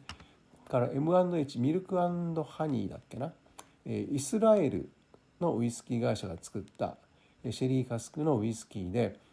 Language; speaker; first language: Japanese; native; Japanese